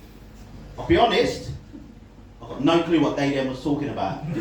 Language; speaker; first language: English; native; English